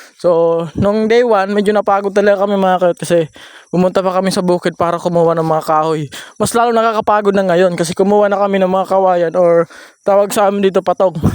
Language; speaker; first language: Filipino; non-native, local second language; Masbatenyo